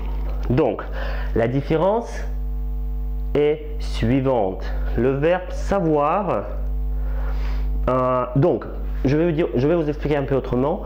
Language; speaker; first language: French; non-native, fluent; Russian